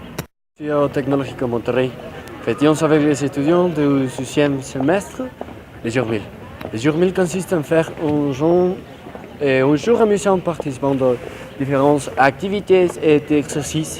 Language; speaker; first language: French; non-native, learner; Spanish